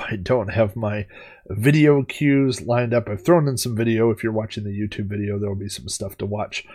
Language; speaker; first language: English; native; English